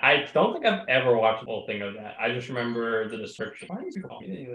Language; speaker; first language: English; native; English